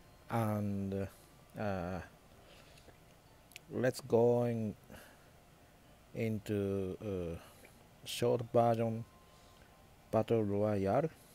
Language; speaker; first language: English; non-native, learner; Japanese